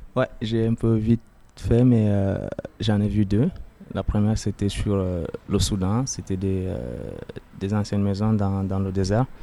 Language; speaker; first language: French; non-native, fluent; Arabic